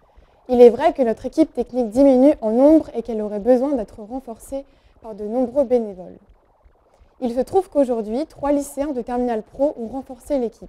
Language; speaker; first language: French; native; French